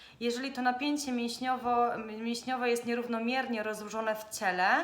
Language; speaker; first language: Polish; native; Polish